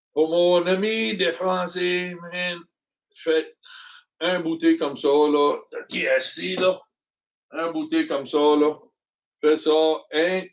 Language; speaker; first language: French; non-native, learner; English